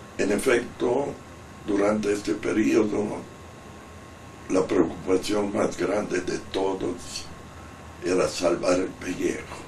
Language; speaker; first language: Spanish; non-native, fluent; Italian